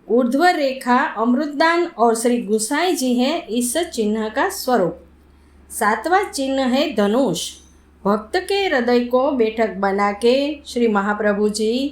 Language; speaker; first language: Hindi; non-native, local second language; Gujarati